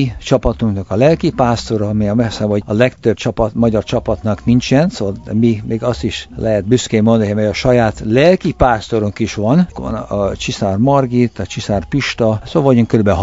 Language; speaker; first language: Hungarian; early bilingual, heritage; Hungarian